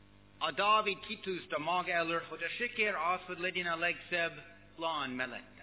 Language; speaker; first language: Hungarian; non-native, learner; English